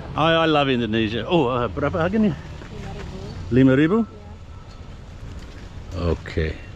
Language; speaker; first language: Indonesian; non-native, learner; English